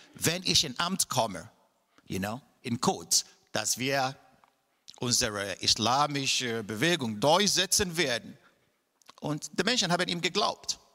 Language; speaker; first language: German; non-native, fluent; Igbo